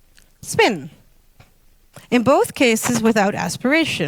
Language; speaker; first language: English; non-native, fluent; Dutch